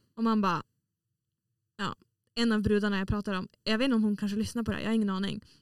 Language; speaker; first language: Swedish; native; Swedish